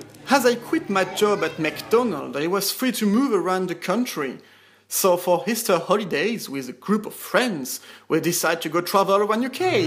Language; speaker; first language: English; non-native, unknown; French